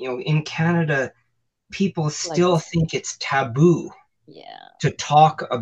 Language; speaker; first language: English; native; English